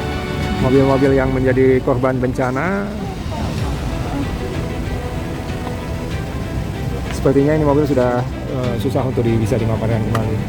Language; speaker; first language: Indonesian; non-native, local second language; Achinese